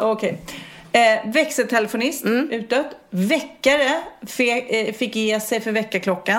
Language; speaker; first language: Swedish; native; Swedish